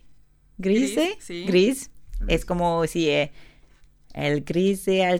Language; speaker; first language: Spanish; non-native, learner; French